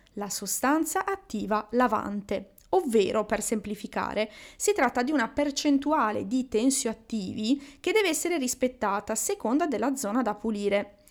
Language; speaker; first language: Italian; native; Italian